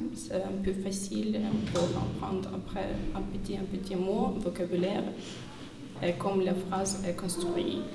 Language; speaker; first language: French; non-native, fluent; Ukrainian